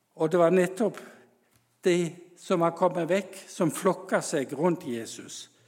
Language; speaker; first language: Norwegian; native; Norwegian